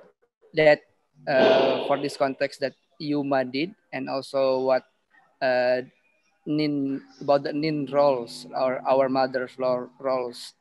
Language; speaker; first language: English; non-native, learner; Indonesian